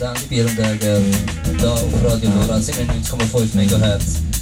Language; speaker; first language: German; native; German